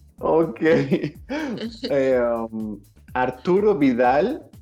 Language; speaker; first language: Portuguese; non-native, learner; Spanish